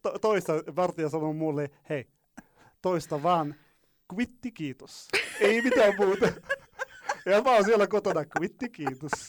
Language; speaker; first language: Finnish; non-native, fluent; Arabic